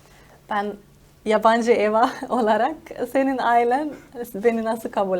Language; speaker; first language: Turkish; non-native, fluent; Slovenian